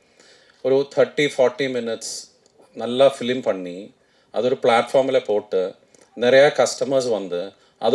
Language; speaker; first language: Tamil; non-native, fluent; Malayalam